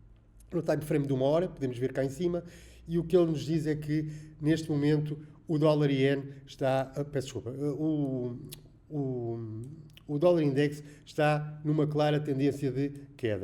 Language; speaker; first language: Portuguese; native; Portuguese